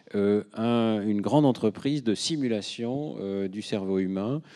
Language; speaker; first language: French; native; French